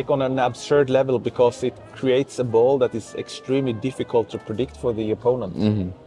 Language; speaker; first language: English; non-native, fluent; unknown